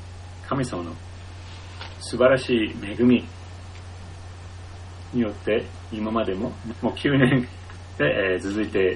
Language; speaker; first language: Japanese; non-native, fluent; English